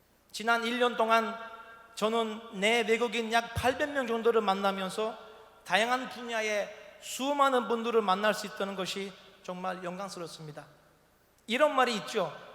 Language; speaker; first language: Korean; non-native, fluent; Turkish